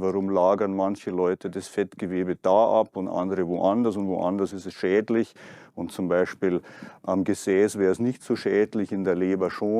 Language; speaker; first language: German; native; German